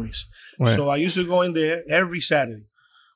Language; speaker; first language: English; early bilingual, other home language; Spanish